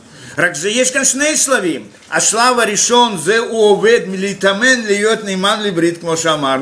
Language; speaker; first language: Hebrew; non-native, fluent; Russian